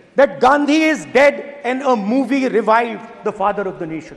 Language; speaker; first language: English; non-native, local second language; Hindi